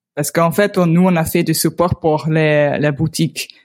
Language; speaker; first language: French; non-native, fluent; Hungarian